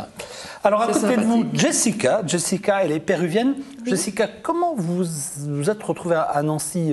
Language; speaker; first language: French; native; French